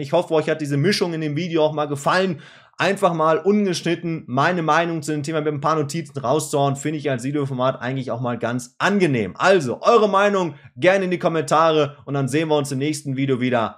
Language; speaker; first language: German; native; German